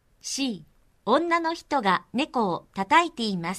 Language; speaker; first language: Japanese; non-native, fluent; Korean